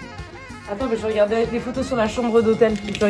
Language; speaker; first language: French; native; French